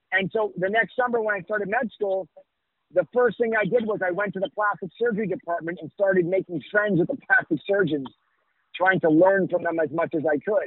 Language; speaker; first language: English; native; English